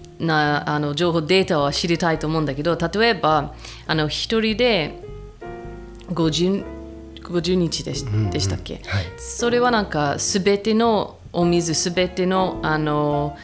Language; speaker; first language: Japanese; non-native, fluent; English